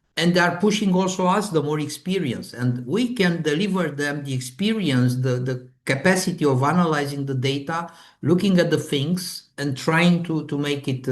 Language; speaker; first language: English; non-native, fluent; Romanian